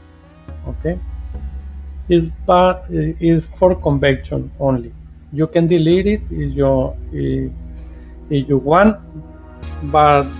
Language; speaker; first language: English; non-native, fluent; Spanish